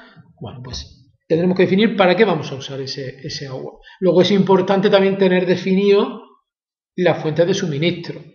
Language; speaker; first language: Spanish; native; Spanish